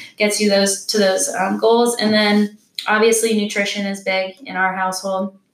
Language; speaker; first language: English; native; English